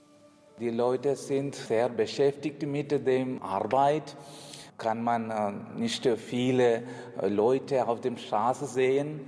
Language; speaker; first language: German; non-native, learner; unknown